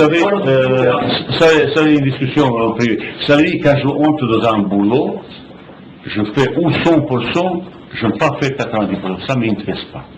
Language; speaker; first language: French; non-native, fluent; Bosnian